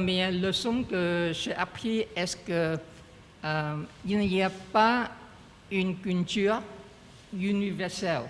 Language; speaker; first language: French; non-native, learner; Chinese